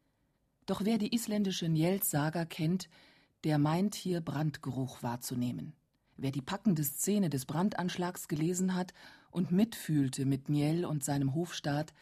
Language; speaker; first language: German; native; German